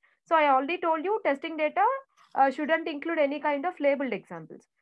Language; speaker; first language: English; non-native, local second language; Telugu